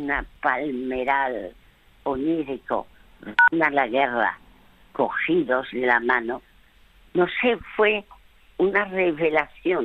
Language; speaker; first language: Spanish; early bilingual, other home language; French